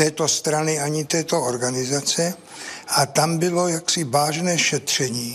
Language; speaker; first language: Czech; native; Czech